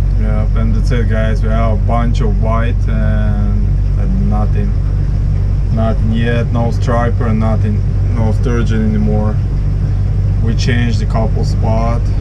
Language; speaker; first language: English; non-native, learner; Ukrainian